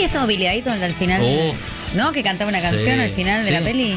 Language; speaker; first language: Spanish; native; Spanish